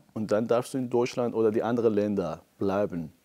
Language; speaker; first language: German; non-native, fluent; Persian